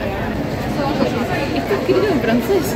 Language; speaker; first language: Spanish; non-native, fluent; French